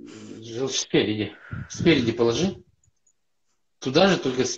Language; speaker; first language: Russian; native; Russian